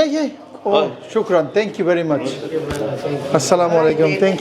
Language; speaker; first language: English; non-native, learner; Bangla